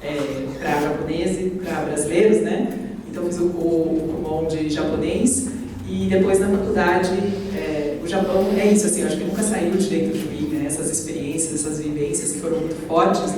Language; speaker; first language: Portuguese; native; Portuguese